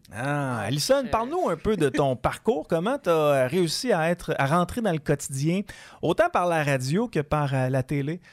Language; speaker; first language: French; native; French